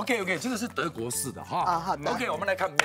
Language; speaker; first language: Chinese; native; Chinese